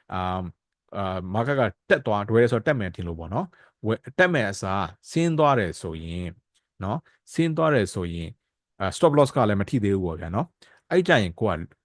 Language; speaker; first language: Burmese; native; Burmese